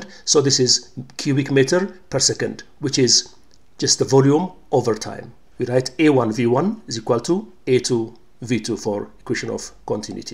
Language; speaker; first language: English; non-native, local second language; Amharic